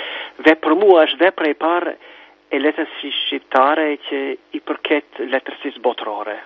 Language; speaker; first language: Albanian; non-native, fluent; English